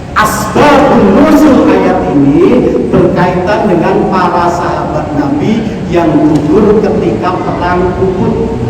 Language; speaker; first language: Indonesian; non-native, local second language; Javanese